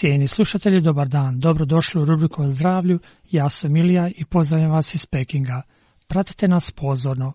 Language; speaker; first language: Croatian; non-native, fluent; Chinese